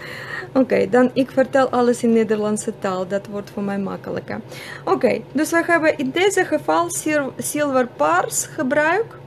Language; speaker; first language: Dutch; non-native, fluent; Russian